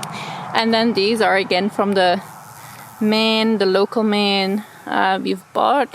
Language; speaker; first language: English; non-native, fluent; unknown